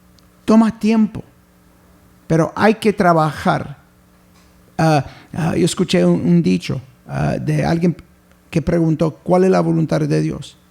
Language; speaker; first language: Spanish; early bilingual, heritage; English